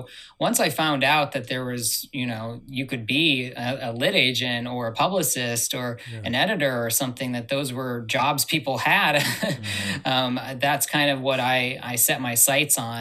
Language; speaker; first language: English; native; English